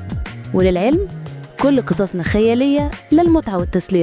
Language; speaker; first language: Arabic; native; Arabic